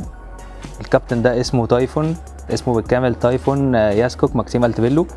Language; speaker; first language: Arabic; native; Arabic